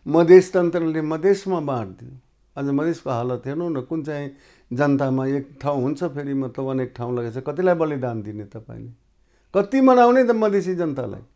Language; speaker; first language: Nepali; non-native, local second language; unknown